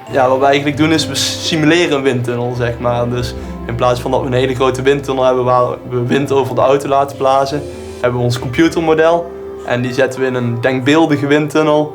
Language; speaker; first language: Dutch; native; Dutch